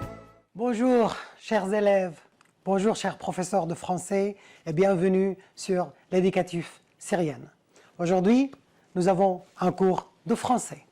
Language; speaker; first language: French; non-native, fluent; Arabic